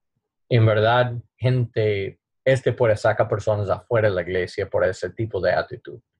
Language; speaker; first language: Spanish; non-native, learner; English